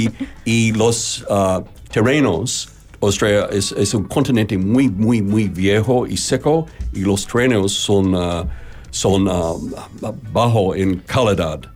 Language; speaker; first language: Spanish; non-native, learner; English